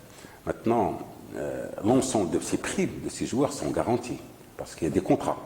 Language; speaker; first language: French; non-native, local second language; Arabic